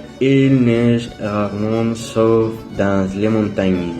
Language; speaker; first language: French; non-native, learner; Spanish